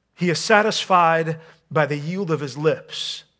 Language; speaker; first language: English; non-native, fluent; Dutch